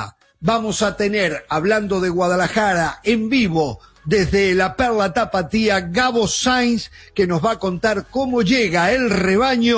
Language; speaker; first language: Spanish; native; Spanish